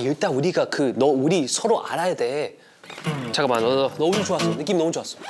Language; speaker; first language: Korean; non-native, fluent; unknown